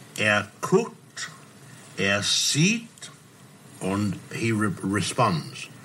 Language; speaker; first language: German; non-native, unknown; English